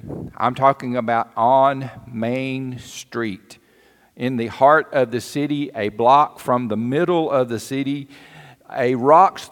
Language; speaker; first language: English; native; English